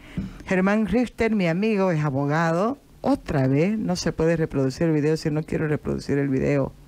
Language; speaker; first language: Spanish; native; Spanish